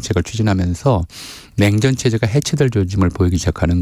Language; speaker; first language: Korean; native; Korean